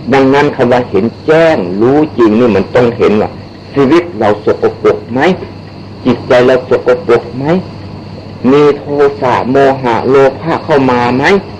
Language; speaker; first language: Thai; native; Thai